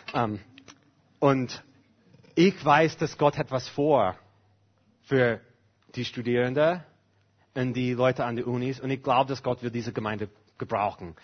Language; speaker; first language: German; non-native, fluent; English